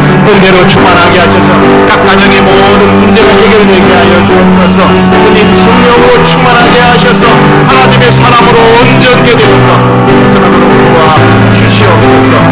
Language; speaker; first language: Korean; native; Korean